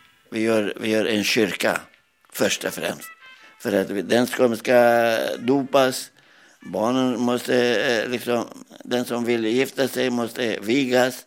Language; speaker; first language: Swedish; non-native, learner; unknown